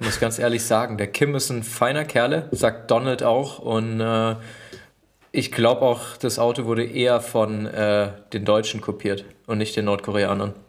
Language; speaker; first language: German; native; German